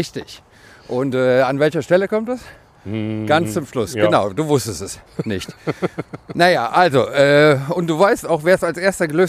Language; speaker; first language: German; native; German